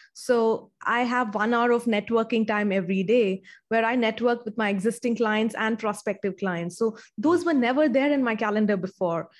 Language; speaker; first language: English; non-native, local second language; Tamil